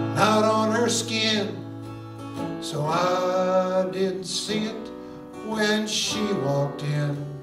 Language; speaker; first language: English; native; English